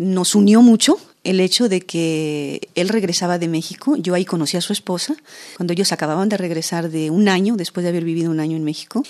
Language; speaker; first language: Spanish; native; Spanish